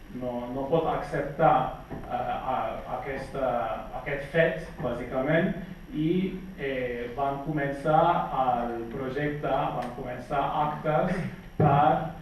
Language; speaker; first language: Catalan; non-native, fluent; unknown